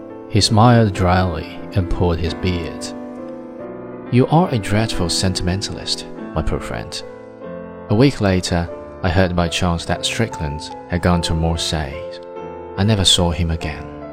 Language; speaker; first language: English; non-native, fluent; Chinese